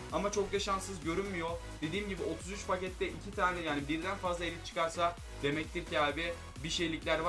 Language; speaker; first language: Turkish; native; Turkish